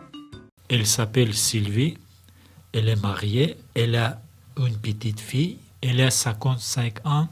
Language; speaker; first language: French; non-native, learner; Russian